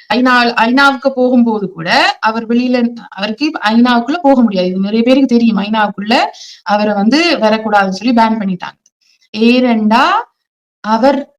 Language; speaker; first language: Tamil; early bilingual, heritage; Tamil